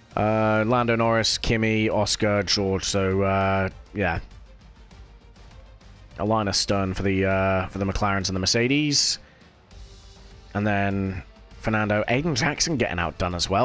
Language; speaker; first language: English; native; English